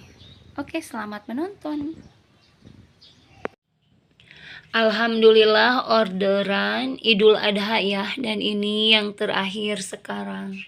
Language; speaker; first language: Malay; non-native, local second language; Sundanese